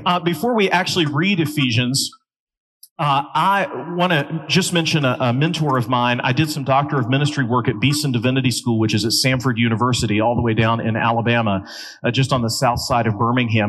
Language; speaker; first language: English; native; English